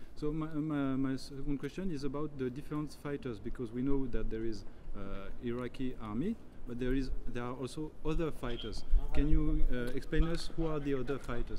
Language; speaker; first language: English; non-native, fluent; French